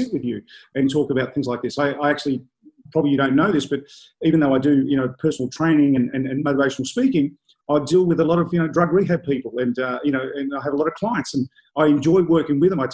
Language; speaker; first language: English; native; English